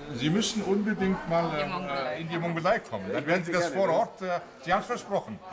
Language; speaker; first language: German; non-native, fluent; Mongolian